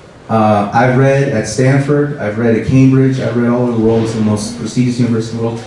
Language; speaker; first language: English; native; English